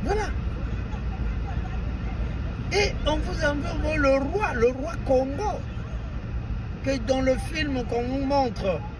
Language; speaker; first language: French; non-native, local second language; Kongo